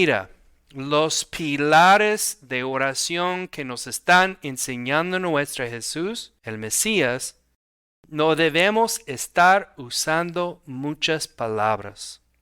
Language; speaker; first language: Spanish; non-native, fluent; English